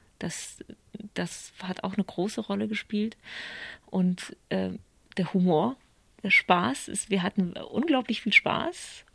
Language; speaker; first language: German; early bilingual, other home language; Polish